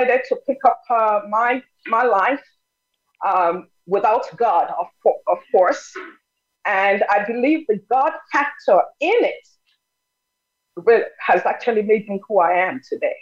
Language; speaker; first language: English; non-native, local second language; Yoruba